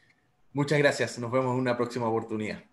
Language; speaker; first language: Spanish; native; Spanish